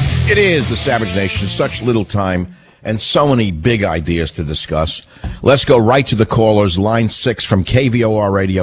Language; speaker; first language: English; native; English